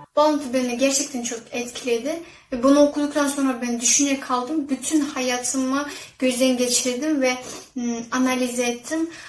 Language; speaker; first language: Turkish; non-native, fluent; Kazakh